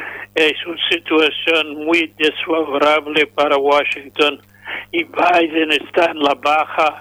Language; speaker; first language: Spanish; non-native, fluent; English